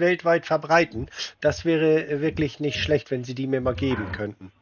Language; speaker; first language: German; native; German